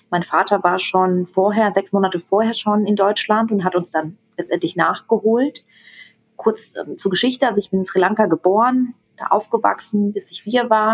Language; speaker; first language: German; early bilingual, other home language; Tamil